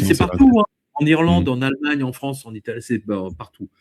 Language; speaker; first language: French; native; French